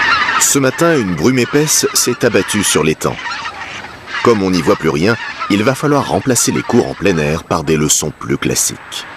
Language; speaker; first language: French; native; French